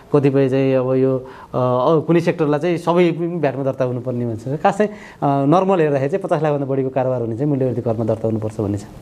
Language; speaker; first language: Nepali; native; Nepali